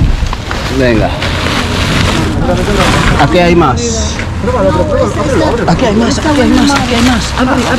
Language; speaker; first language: Spanish; non-native, learner; Filipino